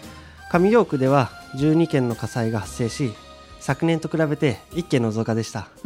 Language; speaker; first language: Japanese; native; Japanese